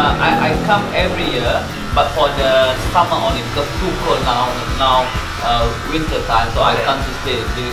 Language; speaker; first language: English; non-native, learner; Malay